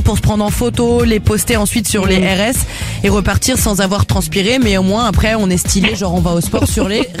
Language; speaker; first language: French; native; French